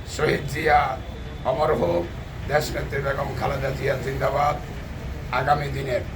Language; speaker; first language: Bangla; native; Bangla